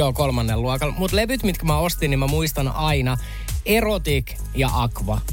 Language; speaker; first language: Finnish; native; Finnish